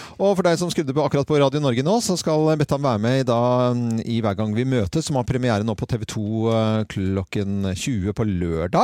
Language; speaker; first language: Norwegian; native; Norwegian